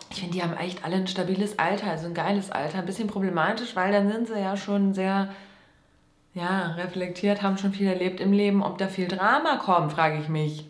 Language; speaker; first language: German; native; German